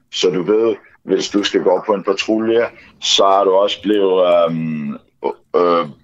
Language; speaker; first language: Danish; early bilingual, other home language; Ukrainian